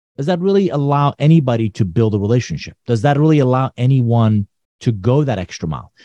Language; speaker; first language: English; non-native, fluent; Persian